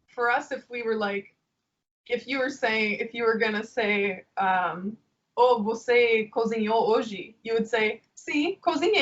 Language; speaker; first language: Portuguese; non-native, learner; English